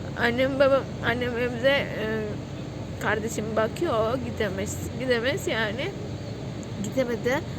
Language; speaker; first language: Turkish; non-native, learner; Indonesian